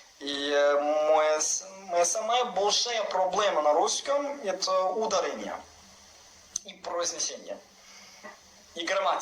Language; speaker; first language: Russian; non-native, learner; English